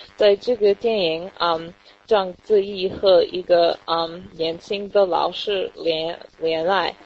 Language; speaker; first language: Chinese; non-native, learner; English